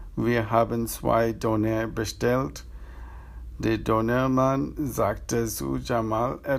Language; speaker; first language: German; non-native, learner; Urdu